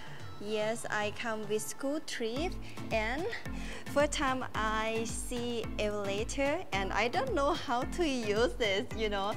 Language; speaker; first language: English; non-native, learner; Thai